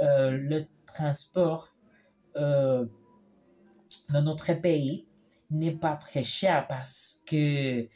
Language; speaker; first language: French; non-native, learner; Spanish